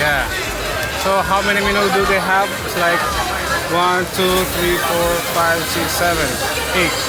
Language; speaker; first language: English; non-native, local second language; Filipino